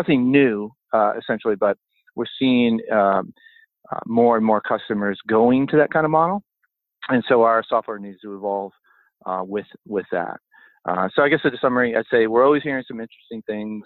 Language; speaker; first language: English; native; English